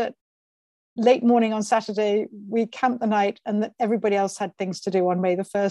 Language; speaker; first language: English; native; English